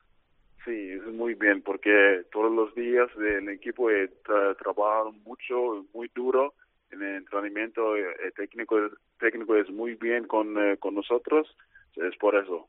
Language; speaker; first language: Spanish; non-native, learner; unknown